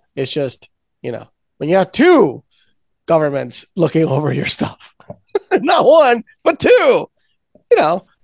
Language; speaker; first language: English; non-native, local second language; Spanish